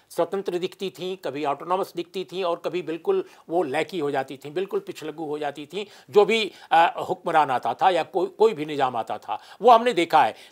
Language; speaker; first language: Hindi; native; Hindi